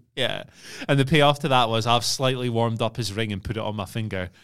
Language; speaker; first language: English; native; English